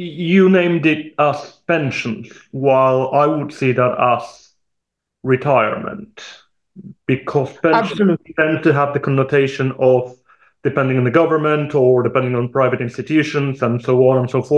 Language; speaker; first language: English; non-native, fluent; Spanish